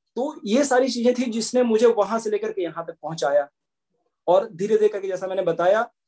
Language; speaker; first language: Hindi; native; Hindi